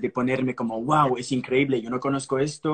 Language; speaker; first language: Spanish; non-native, fluent; French